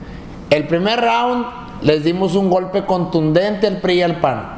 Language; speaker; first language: Spanish; native; Spanish